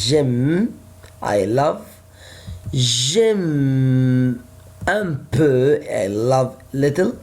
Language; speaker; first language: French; non-native, fluent; Arabic